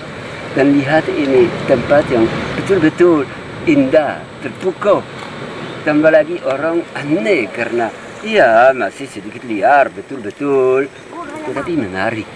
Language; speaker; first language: Indonesian; non-native, fluent; French